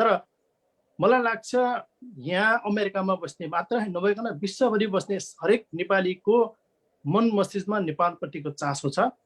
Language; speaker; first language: Nepali; non-native, local second language; Sherpa